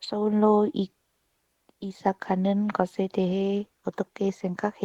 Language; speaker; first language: Korean; non-native, learner; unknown